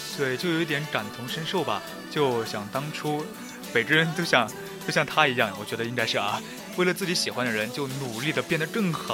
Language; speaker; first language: Chinese; native; Chinese